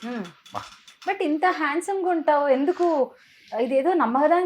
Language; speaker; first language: Telugu; native; Telugu